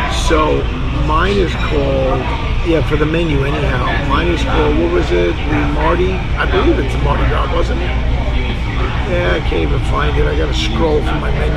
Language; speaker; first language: English; native; English